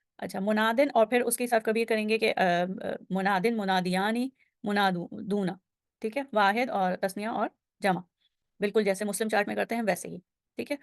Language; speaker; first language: Urdu; native; Urdu